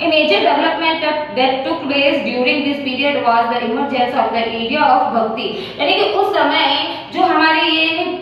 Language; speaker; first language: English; non-native, local second language; Hindi